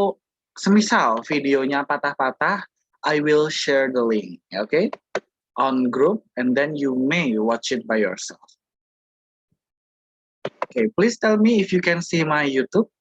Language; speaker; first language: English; non-native, fluent; Indonesian